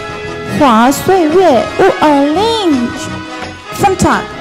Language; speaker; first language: Chinese; non-native, learner; Korean